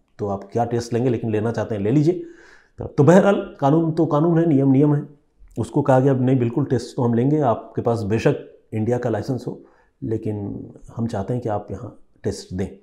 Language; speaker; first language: Hindi; non-native, local second language; Bangla